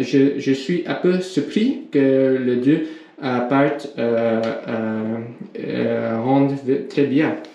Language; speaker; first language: French; non-native, learner; English